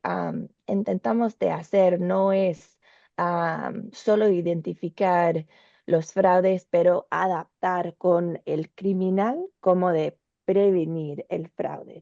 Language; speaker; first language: Spanish; non-native, learner; English